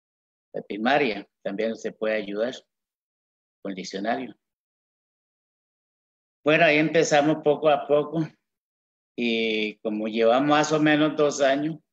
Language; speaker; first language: Spanish; non-native, local second language; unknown